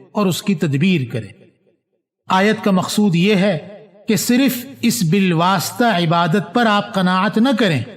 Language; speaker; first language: Urdu; native; Urdu